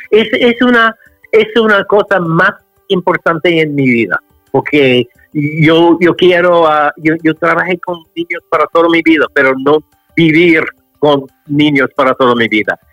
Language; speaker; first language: Spanish; non-native, learner; English